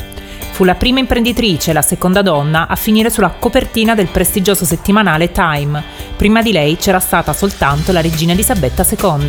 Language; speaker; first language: Italian; native; Italian